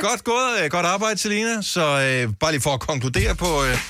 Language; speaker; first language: Danish; native; Danish